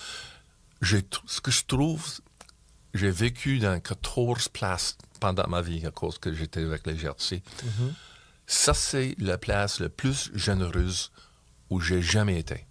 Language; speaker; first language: French; non-native, local second language; English